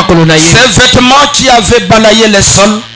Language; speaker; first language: French; non-native, local second language; Lingala